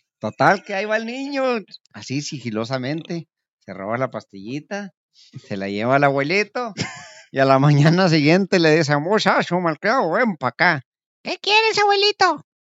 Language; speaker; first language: Spanish; native; Spanish